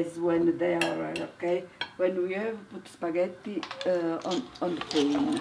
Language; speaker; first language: English; non-native, learner; Italian